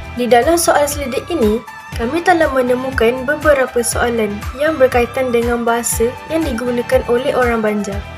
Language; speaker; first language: Malay; native; Malay